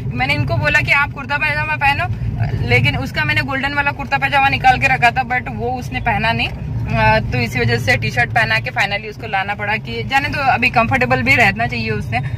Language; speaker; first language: Hindi; native; Hindi